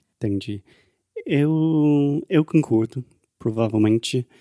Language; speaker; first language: Portuguese; non-native, fluent; English